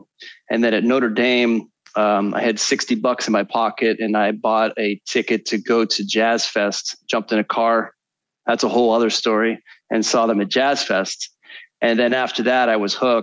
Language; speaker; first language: English; native; English